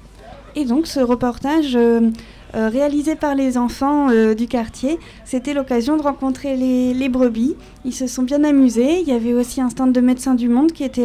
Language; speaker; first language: French; native; French